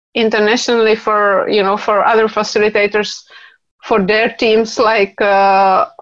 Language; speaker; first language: English; non-native, fluent; Czech